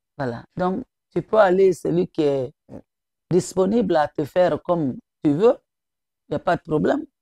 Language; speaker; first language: French; non-native, local second language; Mandingo